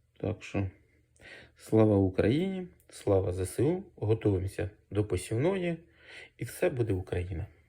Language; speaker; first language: Ukrainian; native; Ukrainian